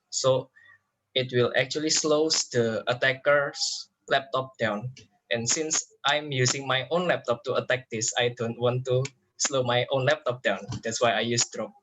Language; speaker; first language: English; non-native, fluent; Indonesian